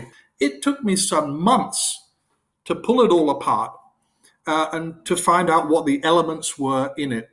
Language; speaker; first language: English; native; English